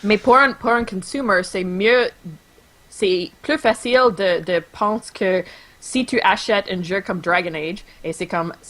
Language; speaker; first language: French; non-native, local second language; English